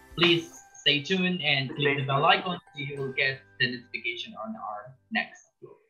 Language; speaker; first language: English; non-native, local second language; Filipino